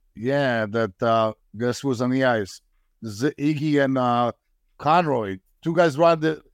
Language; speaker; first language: English; non-native, fluent; Polish